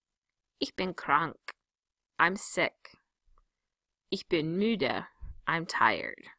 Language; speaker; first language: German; non-native, fluent; English